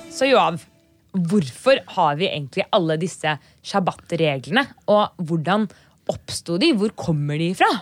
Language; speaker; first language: Norwegian; native; Norwegian